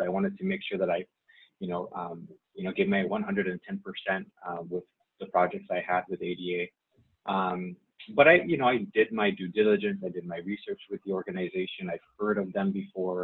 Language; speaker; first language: English; non-native, fluent; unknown